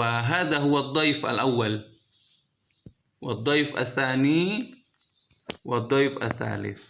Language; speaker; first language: Arabic; non-native, fluent; Indonesian